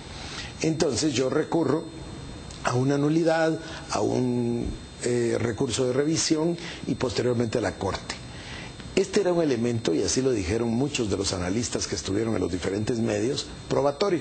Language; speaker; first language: Spanish; native; Spanish